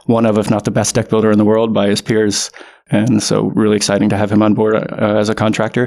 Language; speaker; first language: English; native; English